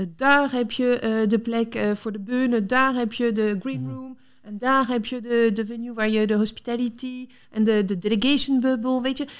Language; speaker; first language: Dutch; non-native, fluent; French